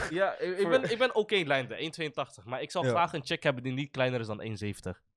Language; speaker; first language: Dutch; early bilingual, other home language; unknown